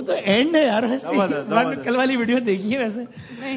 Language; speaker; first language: Urdu; native; Urdu